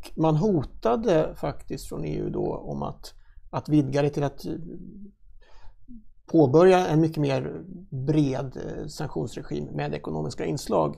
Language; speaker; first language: Swedish; native; Swedish